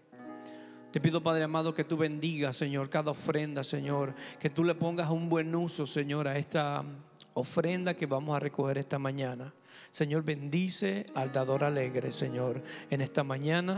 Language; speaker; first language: English; non-native, fluent; Spanish